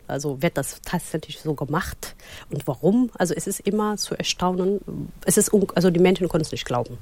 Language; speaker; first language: German; non-native, fluent; Somali